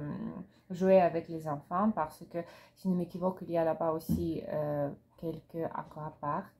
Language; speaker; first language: French; non-native, learner; Russian